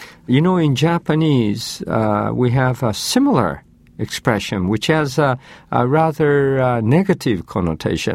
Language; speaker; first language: English; non-native, fluent; Japanese